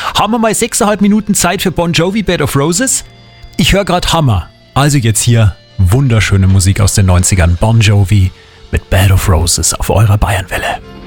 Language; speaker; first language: German; native; German